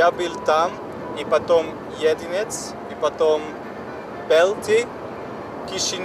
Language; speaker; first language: Russian; non-native, learner; English